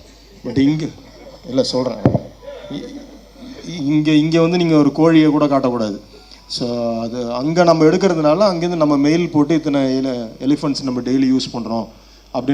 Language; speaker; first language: Tamil; native; Tamil